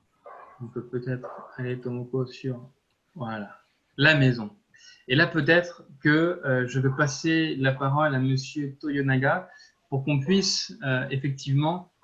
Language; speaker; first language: French; native; French